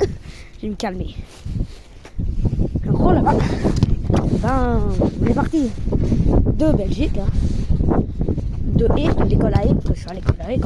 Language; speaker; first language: French; native; French